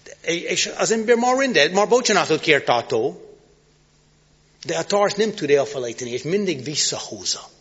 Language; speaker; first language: Hungarian; non-native, learner; English